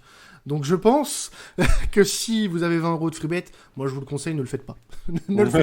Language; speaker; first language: French; native; French